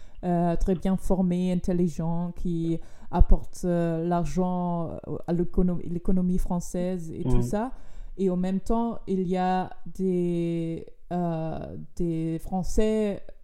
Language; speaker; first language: French; non-native, fluent; German